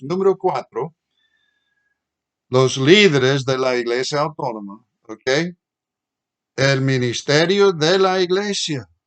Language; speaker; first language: Spanish; non-native, fluent; English